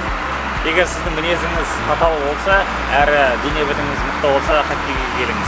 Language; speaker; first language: Kazakh; native; Kazakh